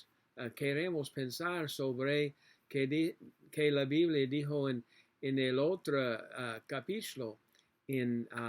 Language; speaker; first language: Spanish; non-native, learner; English